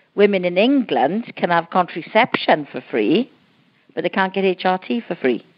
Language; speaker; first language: English; native; English